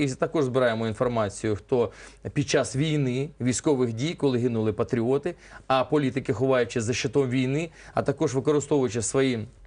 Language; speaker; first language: Ukrainian; non-native, local second language; Russian